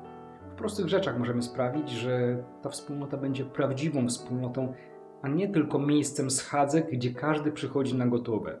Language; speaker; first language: Polish; native; Polish